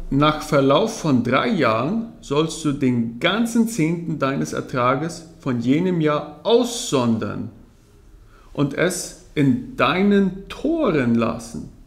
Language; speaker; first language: German; early bilingual, heritage; German